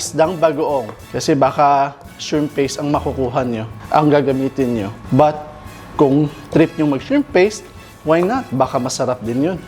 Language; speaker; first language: Filipino; non-native, local second language; Cebuano